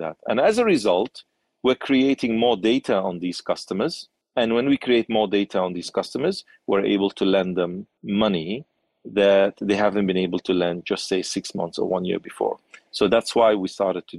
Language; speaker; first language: English; non-native, local second language; Arabic